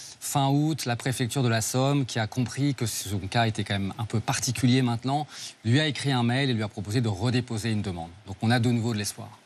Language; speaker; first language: French; native; French